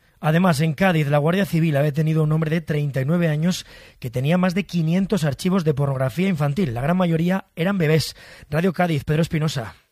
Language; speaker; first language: Spanish; native; Spanish